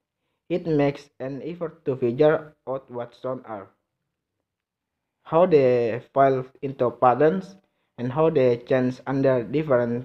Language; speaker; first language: English; non-native, learner; Indonesian